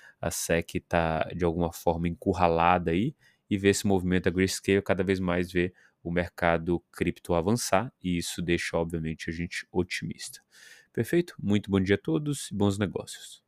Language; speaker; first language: Portuguese; native; Portuguese